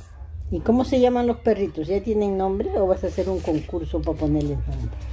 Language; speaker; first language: Spanish; native; Spanish